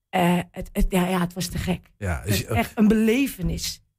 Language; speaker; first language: Dutch; native; Dutch